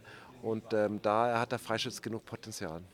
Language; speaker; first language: German; native; German